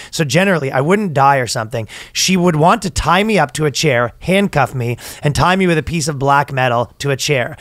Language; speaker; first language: English; native; English